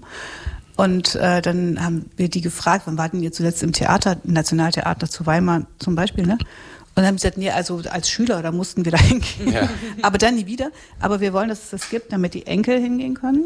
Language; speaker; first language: German; native; German